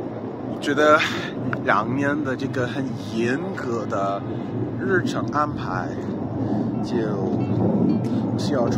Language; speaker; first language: Chinese; non-native, fluent; English